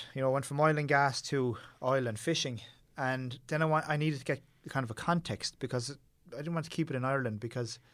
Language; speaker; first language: English; native; English